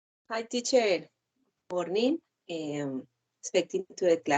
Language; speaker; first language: English; non-native, learner; Spanish